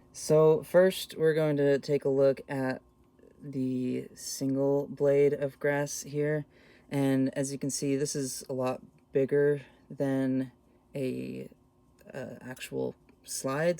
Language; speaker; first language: English; native; English